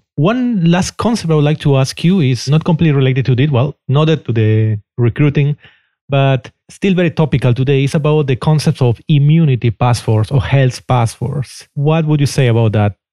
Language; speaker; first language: English; non-native, fluent; Spanish